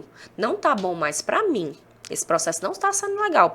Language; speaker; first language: Portuguese; native; Portuguese